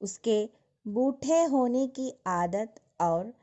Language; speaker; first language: Hindi; non-native, local second language; Malayalam